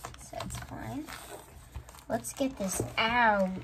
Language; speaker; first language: English; native; English